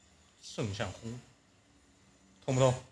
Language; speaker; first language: Chinese; native; Chinese